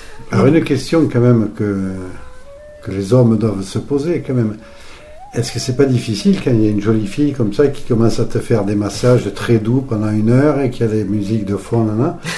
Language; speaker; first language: French; native; French